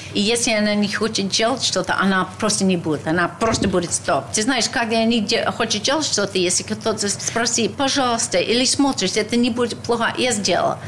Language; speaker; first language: Russian; non-native, learner; English